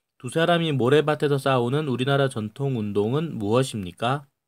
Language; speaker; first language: Korean; native; Korean